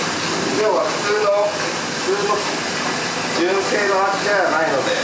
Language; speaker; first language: Japanese; native; Japanese